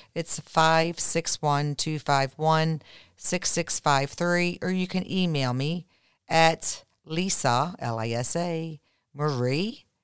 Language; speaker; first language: English; native; English